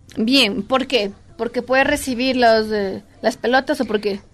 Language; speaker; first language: Spanish; native; Spanish